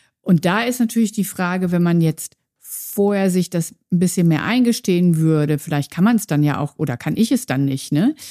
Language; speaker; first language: German; native; German